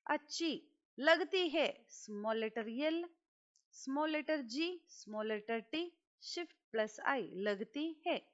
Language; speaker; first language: Hindi; non-native, local second language; Kannada